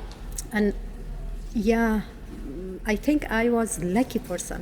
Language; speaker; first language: English; non-native, learner; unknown